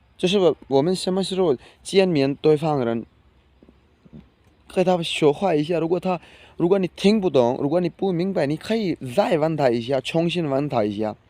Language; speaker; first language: Chinese; non-native, learner; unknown